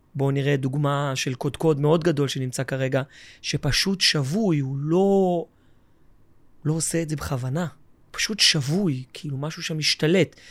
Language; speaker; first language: Hebrew; native; Hebrew